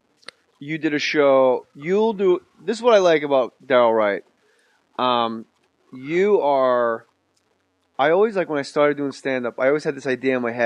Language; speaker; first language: English; native; English